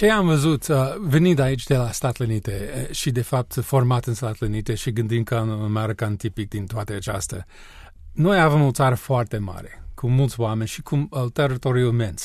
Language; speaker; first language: Romanian; non-native, learner; English